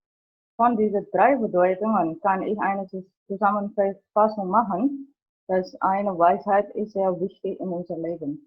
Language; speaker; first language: German; non-native, learner; Indonesian